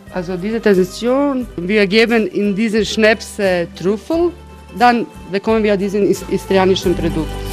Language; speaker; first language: German; non-native, learner; Croatian